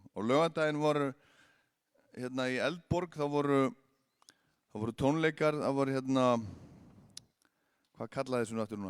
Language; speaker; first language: Icelandic; native; Icelandic